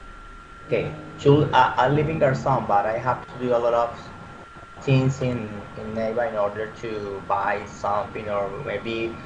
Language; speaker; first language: English; non-native, learner; Spanish